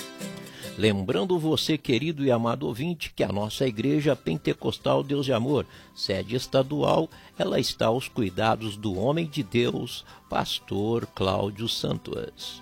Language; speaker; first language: Portuguese; native; Portuguese